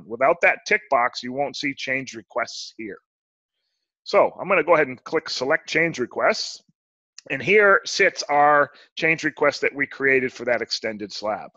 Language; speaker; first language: English; native; English